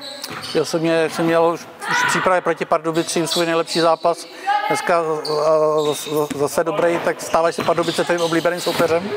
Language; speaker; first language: Czech; native; Czech